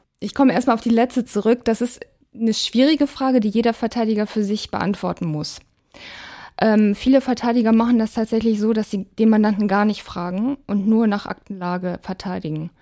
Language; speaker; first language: German; native; German